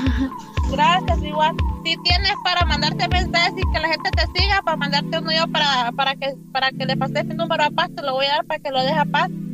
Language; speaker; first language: Spanish; native; Spanish